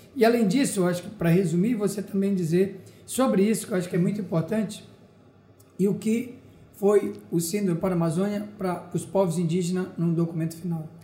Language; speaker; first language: Portuguese; native; Portuguese